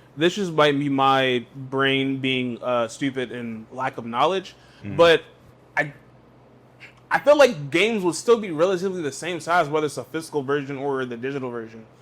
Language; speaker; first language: English; native; English